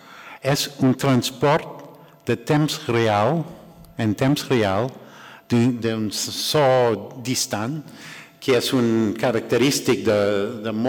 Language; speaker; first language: Catalan; non-native, learner; English